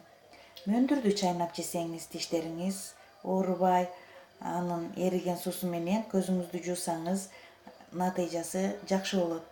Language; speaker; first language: Kyrgyz; native; Kyrgyz